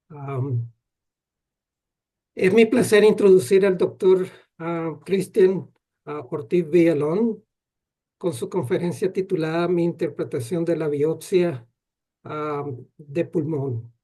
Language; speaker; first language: Spanish; non-native, fluent; English